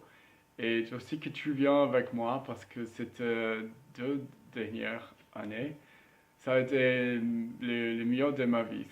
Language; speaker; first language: French; non-native, learner; Spanish